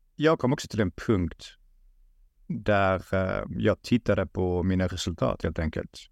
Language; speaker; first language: Swedish; early bilingual, other home language; Russian